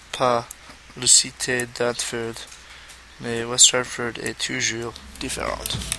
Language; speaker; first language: French; non-native, learner; English